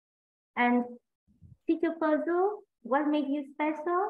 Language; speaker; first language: English; non-native, learner; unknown